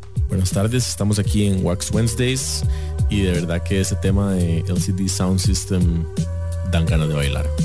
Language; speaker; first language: Spanish; native; Spanish